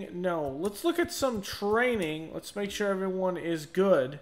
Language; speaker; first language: English; native; English